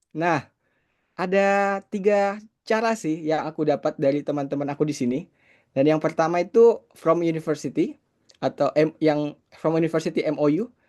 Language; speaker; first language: Indonesian; native; Indonesian